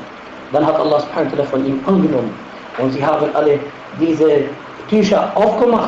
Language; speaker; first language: German; non-native, fluent; Arabic